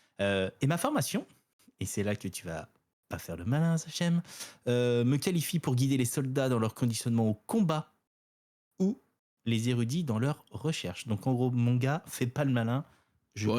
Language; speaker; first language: French; native; French